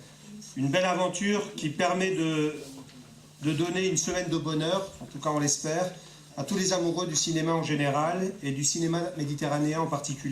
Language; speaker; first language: French; native; French